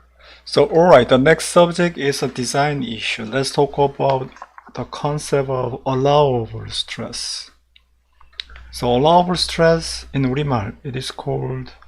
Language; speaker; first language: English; non-native, fluent; Korean